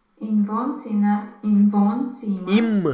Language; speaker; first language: German; non-native, learner; Romanian